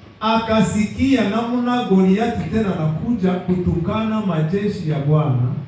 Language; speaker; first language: Swahili; native; Swahili